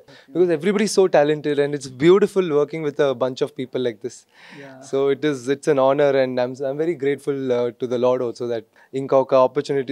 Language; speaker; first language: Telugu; non-native, local second language; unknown